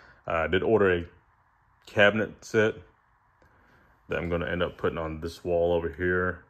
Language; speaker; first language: English; native; English